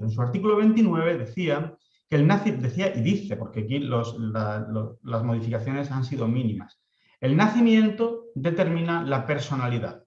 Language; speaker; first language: Spanish; native; Spanish